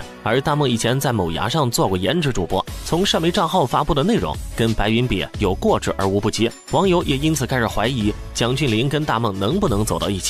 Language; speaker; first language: Chinese; native; Chinese